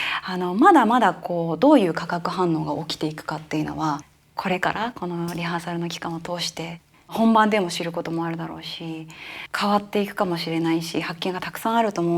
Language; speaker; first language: Japanese; native; Japanese